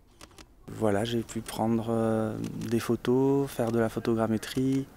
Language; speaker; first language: French; native; French